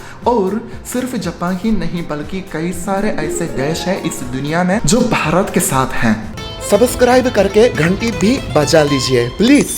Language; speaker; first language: Hindi; non-native, fluent; Japanese